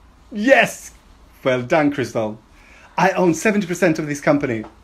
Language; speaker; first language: English; non-native, fluent; Swedish